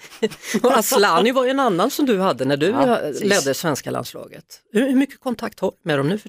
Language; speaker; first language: Swedish; native; Swedish